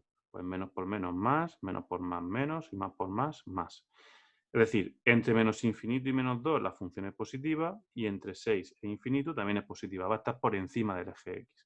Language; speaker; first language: Spanish; native; Spanish